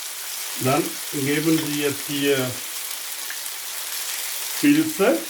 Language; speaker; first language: German; non-native, learner; Urdu